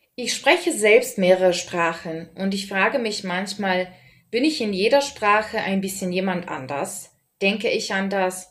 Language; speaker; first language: German; non-native, fluent; Serbian